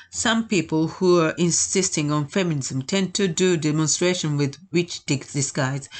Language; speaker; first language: English; non-native, fluent; Japanese